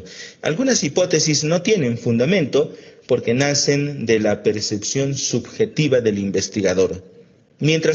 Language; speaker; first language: Spanish; native; Spanish